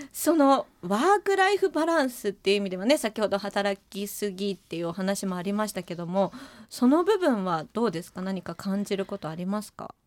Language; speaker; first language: Japanese; native; Japanese